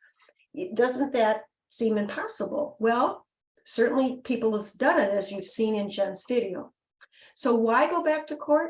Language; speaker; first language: English; native; English